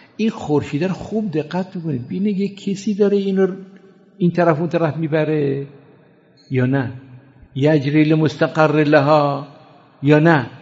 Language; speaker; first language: Persian; non-native, fluent; Arabic